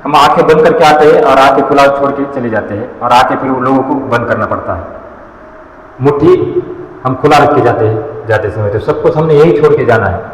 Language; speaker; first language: Hindi; non-native, local second language; Marathi